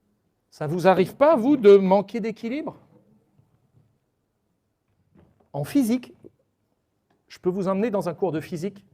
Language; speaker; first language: French; native; French